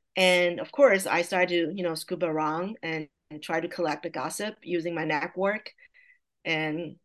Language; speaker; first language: English; non-native, fluent; Chinese